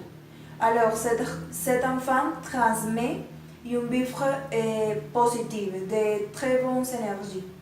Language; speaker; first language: French; non-native, learner; Spanish